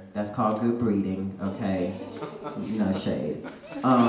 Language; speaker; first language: English; native; English